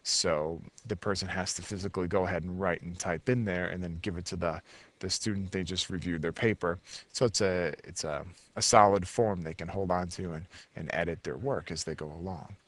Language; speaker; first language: English; native; English